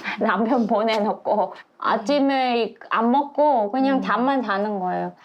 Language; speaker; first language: Korean; non-native, fluent; Vietnamese